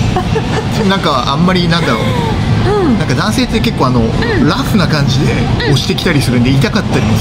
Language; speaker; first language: Japanese; native; Japanese